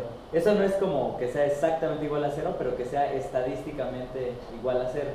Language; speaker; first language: Spanish; native; Spanish